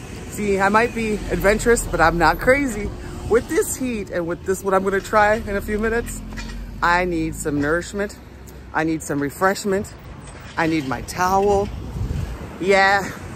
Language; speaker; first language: English; native; English